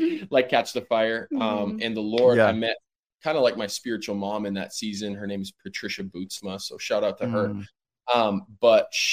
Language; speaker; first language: English; native; English